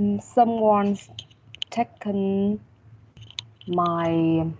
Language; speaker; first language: English; non-native, learner; Vietnamese